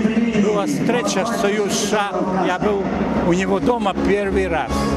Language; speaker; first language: Russian; non-native, learner; English